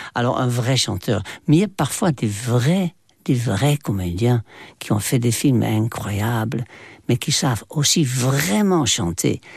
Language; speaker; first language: French; non-native, fluent; Dutch